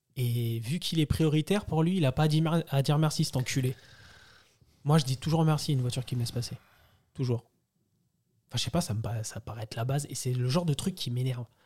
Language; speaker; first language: French; early bilingual, other home language; Portuguese